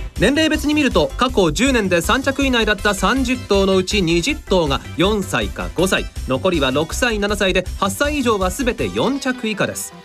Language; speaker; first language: Japanese; native; Japanese